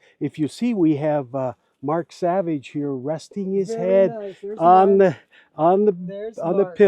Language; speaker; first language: English; native; English